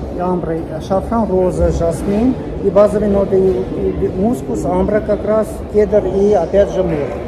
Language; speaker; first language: Russian; non-native, local second language; Armenian